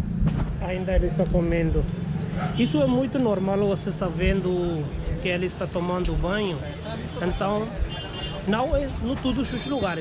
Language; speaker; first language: Portuguese; non-native, learner; Hindi